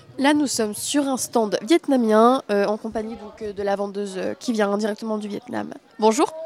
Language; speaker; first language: French; native; French